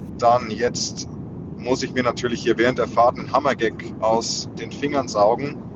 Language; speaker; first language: German; native; German